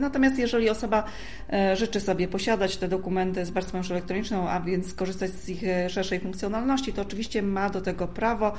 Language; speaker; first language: Polish; native; Polish